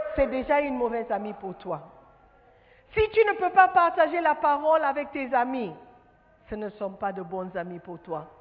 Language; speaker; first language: French; non-native, fluent; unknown